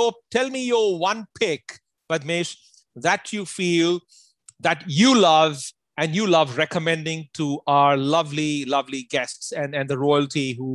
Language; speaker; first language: English; non-native, local second language; Punjabi